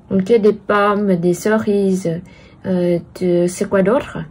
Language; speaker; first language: French; non-native, fluent; Vietnamese